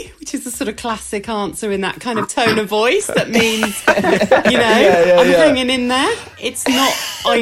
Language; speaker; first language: English; native; English